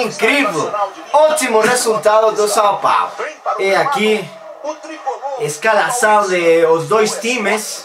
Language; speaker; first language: Portuguese; non-native, learner; Spanish